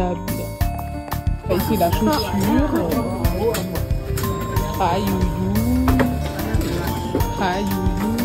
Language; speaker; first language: French; native; French